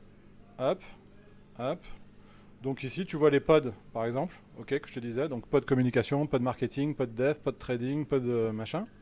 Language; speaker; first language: French; native; French